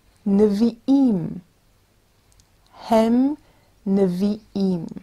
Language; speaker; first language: Hebrew; non-native, fluent; English